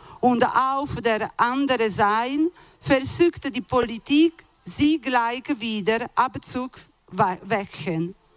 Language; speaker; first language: German; non-native, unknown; Italian